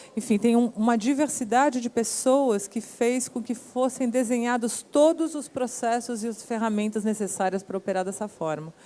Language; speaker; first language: Portuguese; native; Portuguese